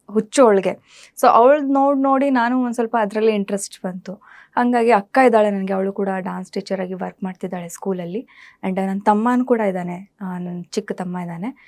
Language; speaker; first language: Kannada; native; Kannada